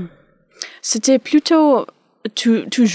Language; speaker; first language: French; non-native, learner; English